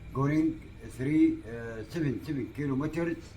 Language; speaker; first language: English; non-native, learner; Arabic